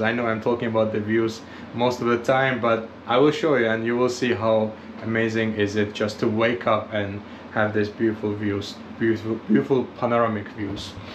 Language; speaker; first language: English; non-native, fluent; Azerbaijani